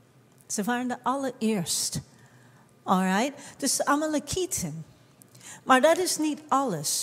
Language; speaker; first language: Dutch; non-native, fluent; English